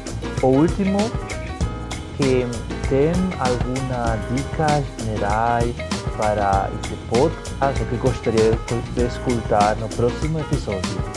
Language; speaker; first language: Portuguese; non-native, fluent; Spanish